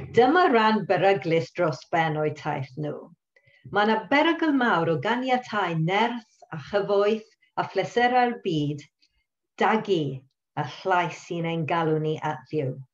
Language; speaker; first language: Welsh; non-native, local second language; English